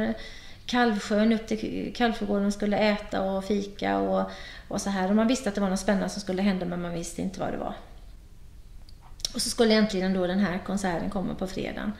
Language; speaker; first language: Swedish; native; Swedish